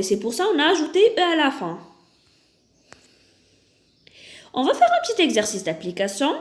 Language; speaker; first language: French; non-native, local second language; Arabic